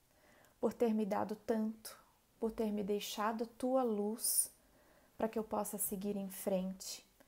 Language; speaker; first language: Portuguese; native; Portuguese